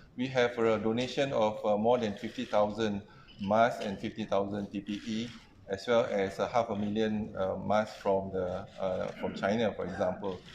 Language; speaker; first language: English; non-native, local second language; Malay